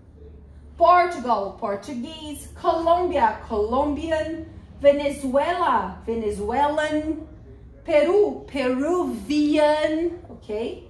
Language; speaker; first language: English; non-native, fluent; Portuguese